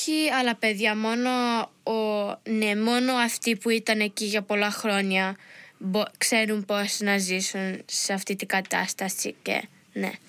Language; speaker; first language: Greek; early bilingual, heritage; Greek